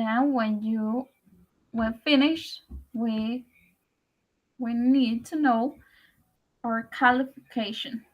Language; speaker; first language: English; non-native, learner; Spanish